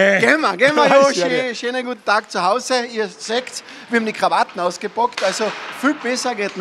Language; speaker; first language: German; native; German